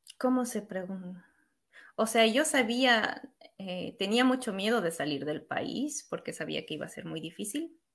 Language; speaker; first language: Spanish; native; Spanish